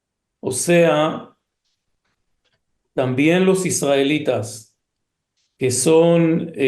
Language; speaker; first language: Spanish; early bilingual, heritage; Hebrew